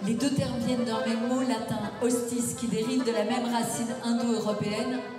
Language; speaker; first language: French; native; French